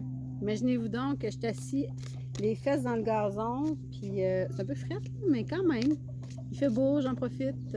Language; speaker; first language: French; native; French